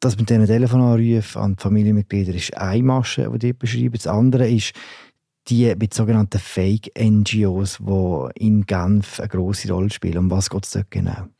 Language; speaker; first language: German; native; German